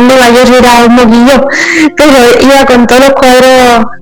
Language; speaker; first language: Spanish; native; Spanish